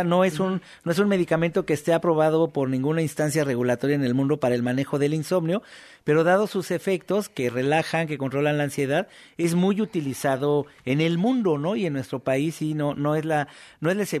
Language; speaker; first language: Spanish; native; Spanish